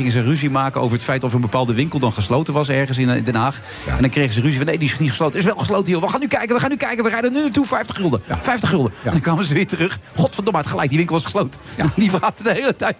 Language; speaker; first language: Dutch; non-native, local second language; Western Frisian